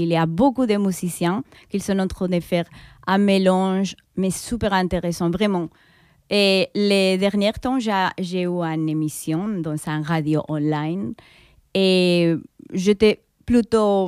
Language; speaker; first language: French; non-native, fluent; Spanish